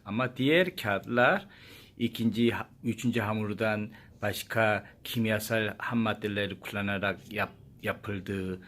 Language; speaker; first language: Turkish; non-native, learner; Korean